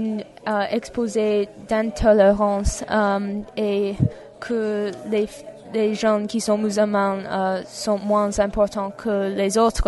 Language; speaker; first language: French; non-native, fluent; English